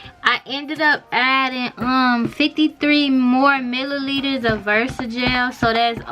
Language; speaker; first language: English; native; English